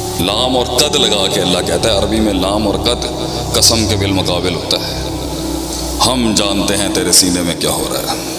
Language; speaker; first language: Urdu; non-native, local second language; Punjabi